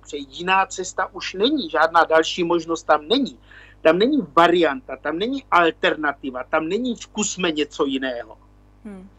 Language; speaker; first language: Czech; native; Czech